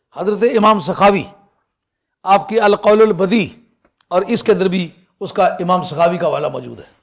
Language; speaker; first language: Urdu; non-native, local second language; Punjabi